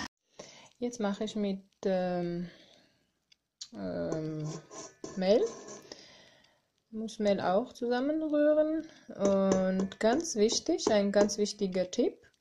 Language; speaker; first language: German; non-native, learner; Armenian